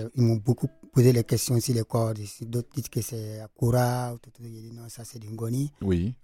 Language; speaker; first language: French; non-native, local second language; Fula